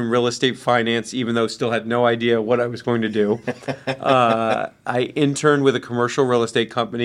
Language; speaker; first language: English; native; English